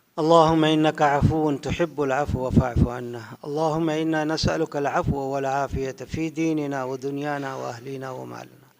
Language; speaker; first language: Urdu; native; Urdu